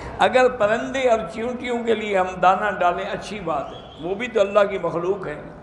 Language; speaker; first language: Urdu; native; Urdu